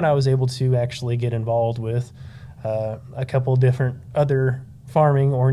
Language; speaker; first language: English; native; English